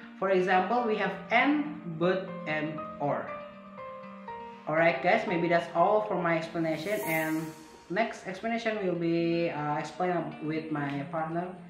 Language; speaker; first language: English; non-native, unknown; Indonesian